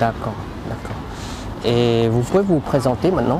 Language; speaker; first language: French; native; French